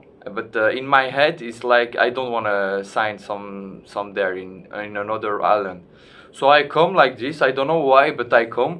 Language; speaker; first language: English; non-native, learner; French